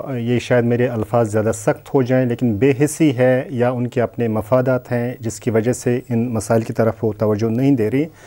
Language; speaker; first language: Urdu; non-native, local second language; Kashmiri